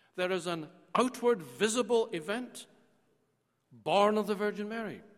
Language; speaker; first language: English; native; English